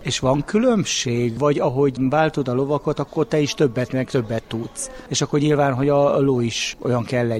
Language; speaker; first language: Hungarian; native; Hungarian